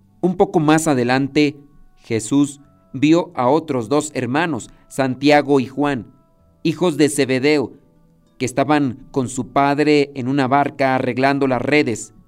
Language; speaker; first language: Spanish; native; Spanish